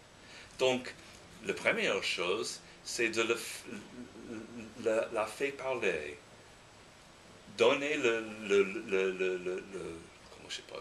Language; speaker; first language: French; non-native, fluent; English